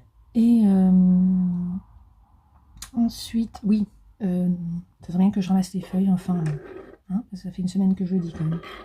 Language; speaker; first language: French; native; French